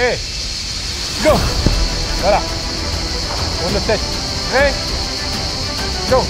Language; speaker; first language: French; non-native, fluent; English